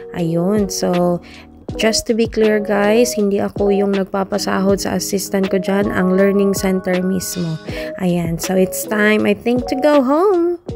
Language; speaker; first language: Filipino; non-native, local second language; Cebuano